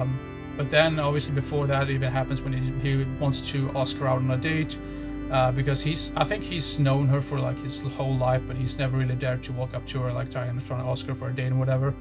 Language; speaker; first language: English; non-native, fluent; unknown